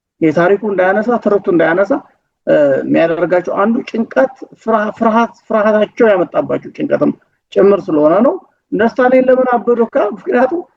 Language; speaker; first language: Amharic; non-native, local second language; Tigrinya